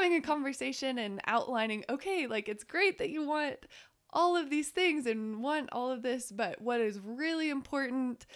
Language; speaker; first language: English; native; English